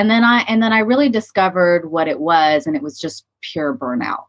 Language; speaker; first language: English; native; English